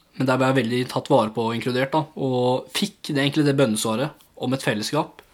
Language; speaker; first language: Norwegian; early bilingual, other home language; English